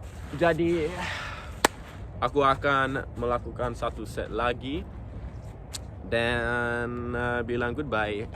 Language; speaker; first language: Indonesian; non-native, local second language; English